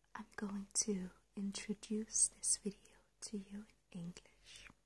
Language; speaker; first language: English; non-native, fluent; Danish